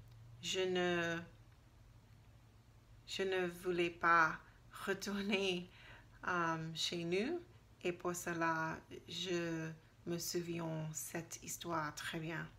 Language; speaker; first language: French; non-native, learner; English